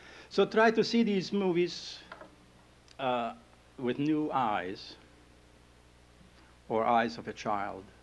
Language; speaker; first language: English; non-native, fluent; Lithuanian